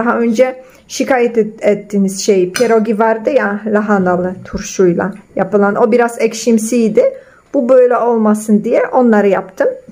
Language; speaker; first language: Turkish; non-native, fluent; Polish